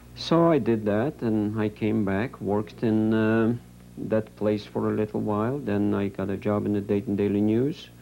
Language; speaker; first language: English; non-native, fluent; Yiddish